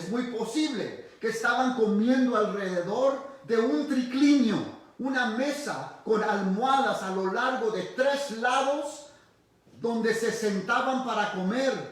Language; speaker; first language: Spanish; early bilingual, heritage; Spanish